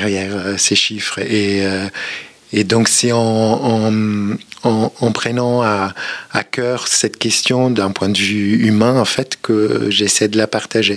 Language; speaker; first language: French; native; French